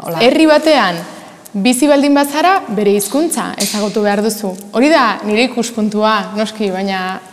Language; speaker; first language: Basque; non-native, learner; Spanish